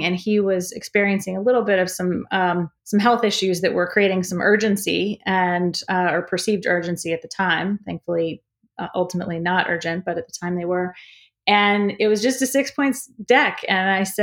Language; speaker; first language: English; native; English